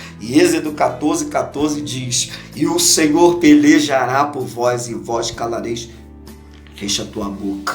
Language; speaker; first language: Portuguese; native; Portuguese